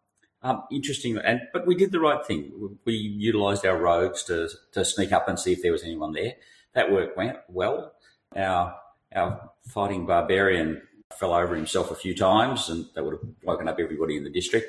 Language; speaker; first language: English; native; English